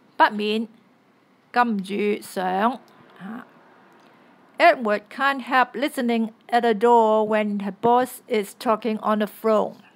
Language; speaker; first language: English; non-native, local second language; Cantonese